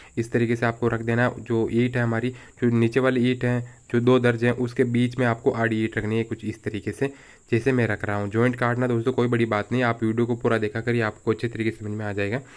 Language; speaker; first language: Hindi; native; Hindi